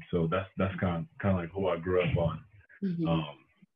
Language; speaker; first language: English; non-native, local second language; French